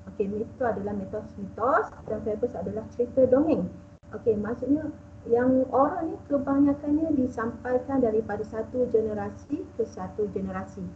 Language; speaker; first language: Malay; native; Malay